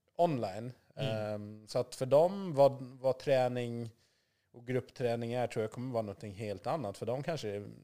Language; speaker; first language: Swedish; native; Swedish